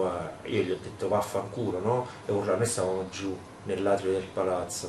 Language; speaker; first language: Italian; non-native, fluent; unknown